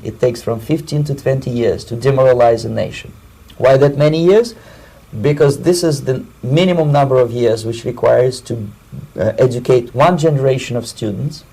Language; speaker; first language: English; non-native, fluent; Russian